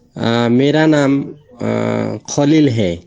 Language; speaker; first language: Hindi; non-native, learner; Bangla